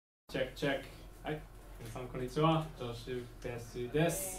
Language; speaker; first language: Japanese; non-native, learner; English